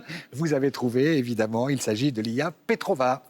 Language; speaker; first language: French; native; French